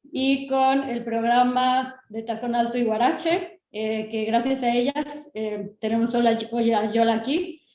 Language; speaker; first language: Spanish; native; Spanish